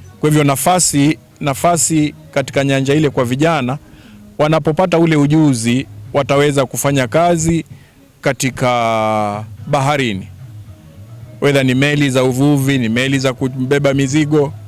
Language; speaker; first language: Swahili; native; Swahili